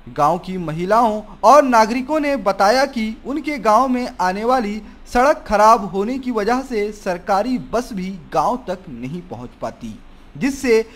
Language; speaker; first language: Hindi; non-native, local second language; Marathi